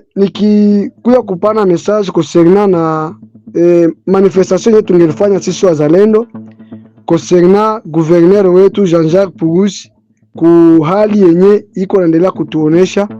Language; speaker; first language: Swahili; native; Swahili